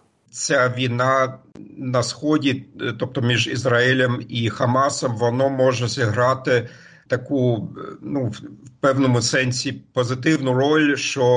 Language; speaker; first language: Ukrainian; non-native, fluent; German